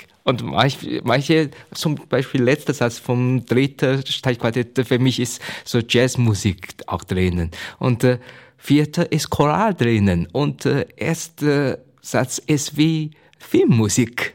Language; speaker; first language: German; non-native, learner; Chinese